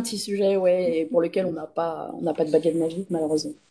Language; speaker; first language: French; native; French